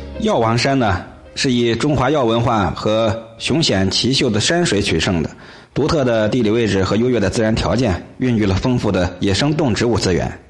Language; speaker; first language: Chinese; native; Chinese